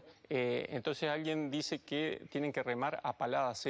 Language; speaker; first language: Spanish; native; Spanish